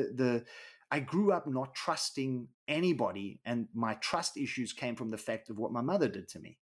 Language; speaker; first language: English; native; English